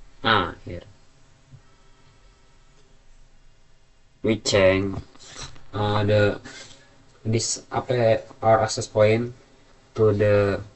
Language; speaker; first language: English; non-native, learner; Indonesian